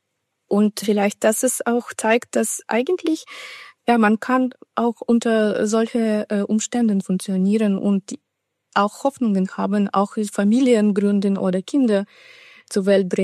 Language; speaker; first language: German; non-native, fluent; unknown